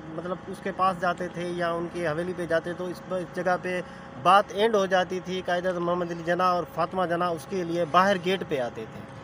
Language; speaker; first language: Urdu; non-native, local second language; Sindhi